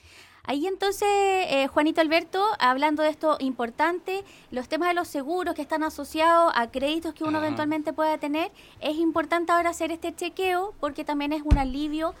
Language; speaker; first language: Spanish; native; Spanish